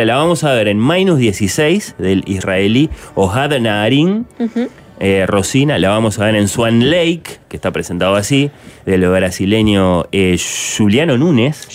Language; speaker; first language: Spanish; native; Spanish